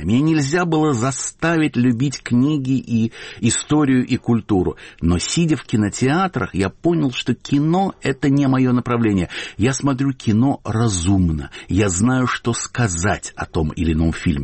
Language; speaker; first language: Russian; native; Russian